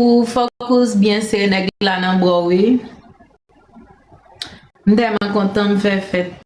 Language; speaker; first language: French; non-native, learner; Haitian Creole